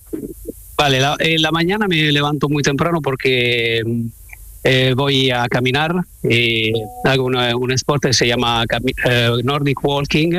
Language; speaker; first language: Spanish; non-native, learner; Italian